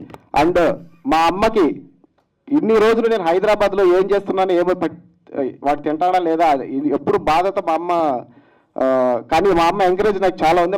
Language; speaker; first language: Telugu; native; Telugu